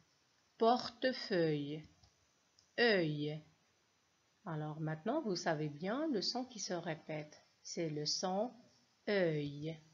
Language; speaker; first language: French; non-native, local second language; Arabic